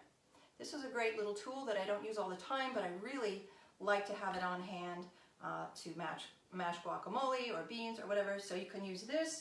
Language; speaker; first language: English; native; English